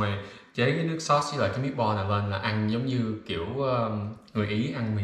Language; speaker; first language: Vietnamese; early bilingual, heritage; Vietnamese